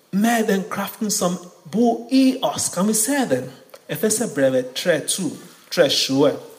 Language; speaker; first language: Norwegian; non-native, fluent; Yoruba